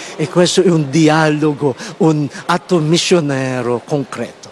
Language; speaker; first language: Italian; non-native, fluent; Filipino